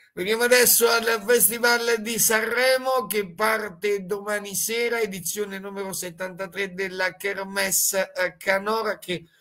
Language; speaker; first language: Italian; native; Italian